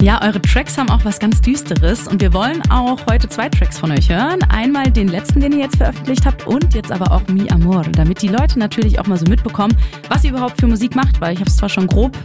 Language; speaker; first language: German; native; German